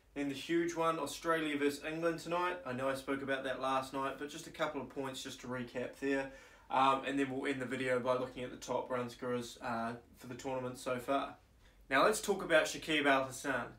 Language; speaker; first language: English; native; English